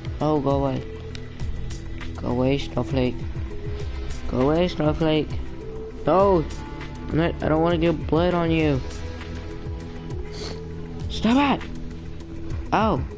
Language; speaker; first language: English; native; English